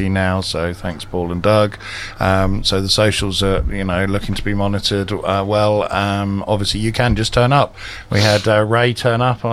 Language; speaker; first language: English; native; English